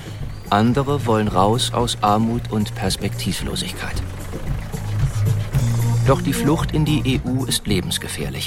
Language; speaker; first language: German; native; German